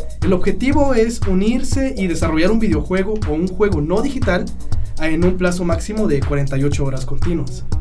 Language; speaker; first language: Spanish; native; Spanish